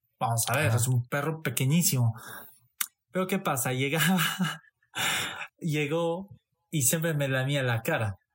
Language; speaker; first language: Spanish; non-native, fluent; Romanian